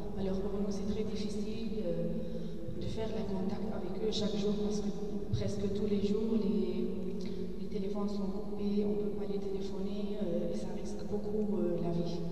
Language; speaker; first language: French; non-native, learner; Arabic